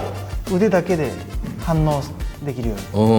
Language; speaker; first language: Japanese; native; Japanese